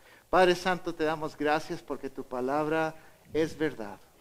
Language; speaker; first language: Spanish; native; Spanish